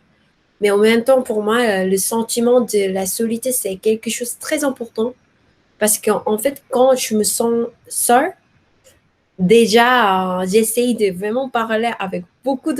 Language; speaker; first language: French; non-native, learner; Korean